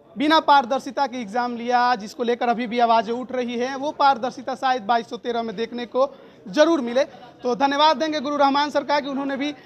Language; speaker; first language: Hindi; native; Hindi